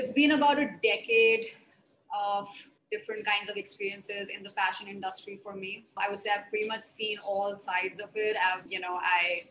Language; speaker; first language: English; non-native, local second language; Hindi